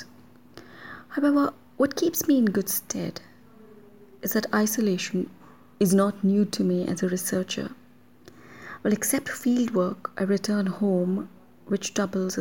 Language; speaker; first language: English; non-native, local second language; Kannada